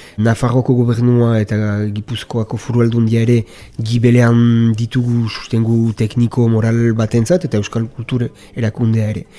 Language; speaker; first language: Basque; native; Basque